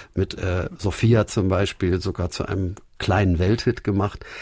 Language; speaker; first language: German; native; German